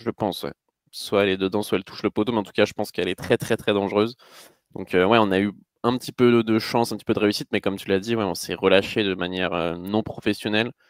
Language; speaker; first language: French; native; French